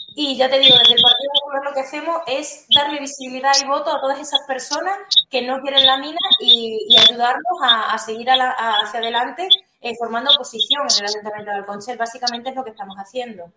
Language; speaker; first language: Spanish; native; Spanish